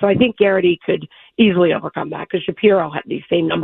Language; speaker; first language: English; native; English